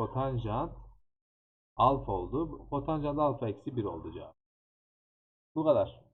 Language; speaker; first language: Turkish; native; Turkish